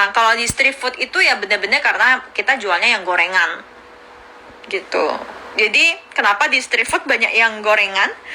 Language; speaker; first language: Indonesian; early bilingual, other home language; Korean